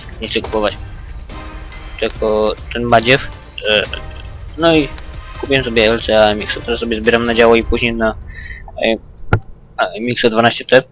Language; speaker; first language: Polish; native; Polish